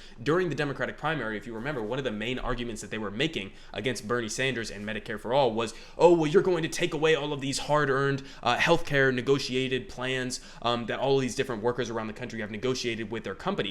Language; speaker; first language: English; native; English